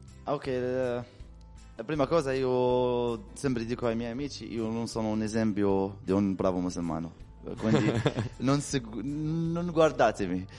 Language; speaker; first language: Italian; non-native, fluent; Arabic